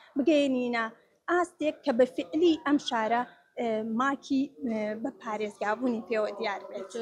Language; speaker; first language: Central Kurdish; native; Central Kurdish